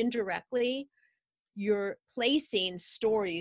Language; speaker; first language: English; native; English